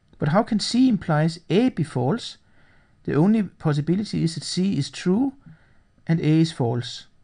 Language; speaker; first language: English; non-native, fluent; Danish